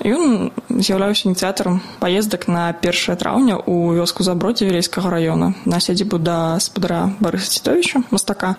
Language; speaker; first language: Belarusian; native; Belarusian